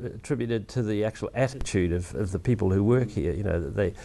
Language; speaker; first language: English; native; English